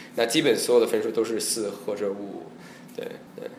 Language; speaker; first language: Chinese; early bilingual, heritage; Chinese